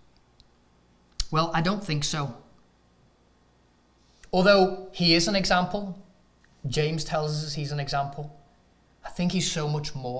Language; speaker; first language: English; native; English